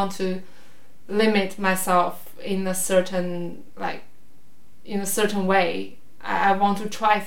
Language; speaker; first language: English; non-native, fluent; Chinese